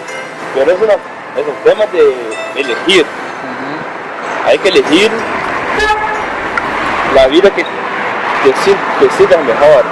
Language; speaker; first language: Spanish; non-native, learner; Portuguese